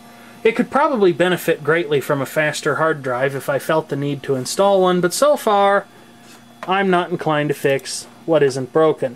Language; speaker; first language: English; native; English